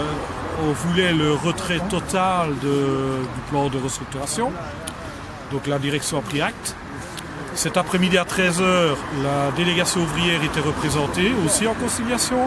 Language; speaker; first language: French; native; French